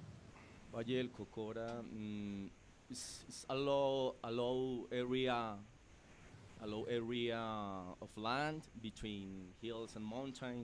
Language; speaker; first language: English; non-native, learner; Spanish